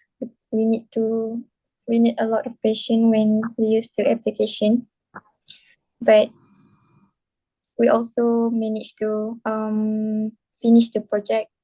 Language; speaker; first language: English; non-native, local second language; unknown